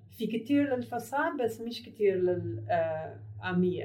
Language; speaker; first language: Arabic; non-native, learner; English